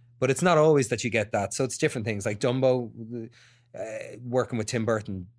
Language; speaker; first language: English; native; English